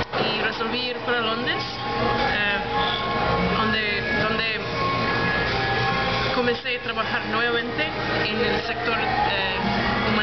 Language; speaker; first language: Spanish; non-native, fluent; English